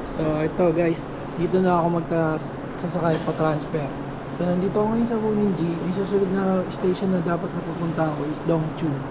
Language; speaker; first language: Filipino; native; Filipino